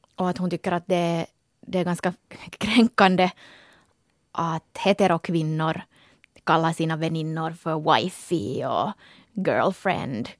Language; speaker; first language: Swedish; native; Swedish